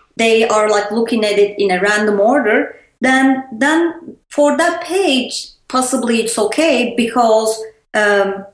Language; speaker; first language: English; non-native, fluent; Turkish